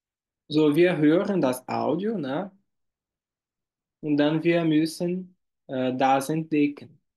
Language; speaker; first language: German; non-native, fluent; Portuguese